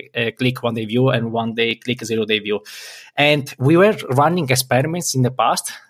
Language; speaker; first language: English; non-native, fluent; Italian